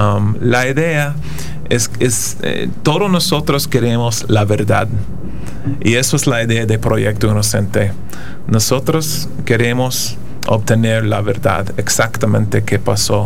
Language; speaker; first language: Spanish; non-native, fluent; English